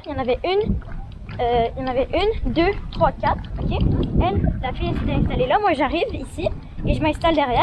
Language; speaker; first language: French; native; French